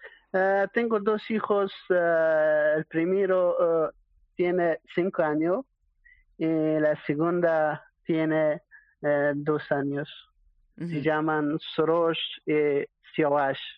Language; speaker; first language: Spanish; non-native, learner; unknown